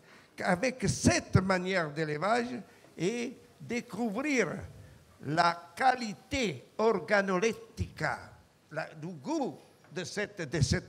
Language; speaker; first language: French; non-native, fluent; Italian